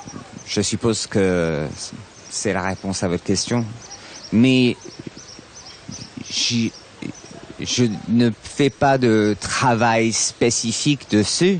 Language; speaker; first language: French; non-native, fluent; English